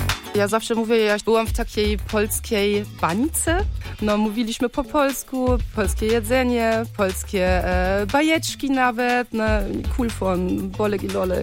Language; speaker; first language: Polish; early bilingual, heritage; Polish